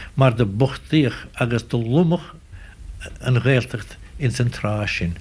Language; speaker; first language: Irish; native; Irish